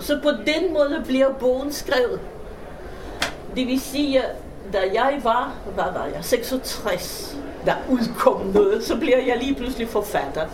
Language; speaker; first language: Danish; non-native, fluent; Russian